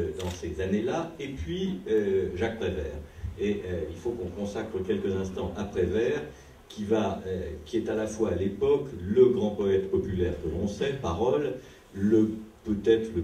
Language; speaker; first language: French; native; French